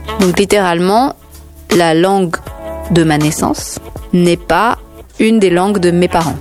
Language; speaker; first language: French; native; French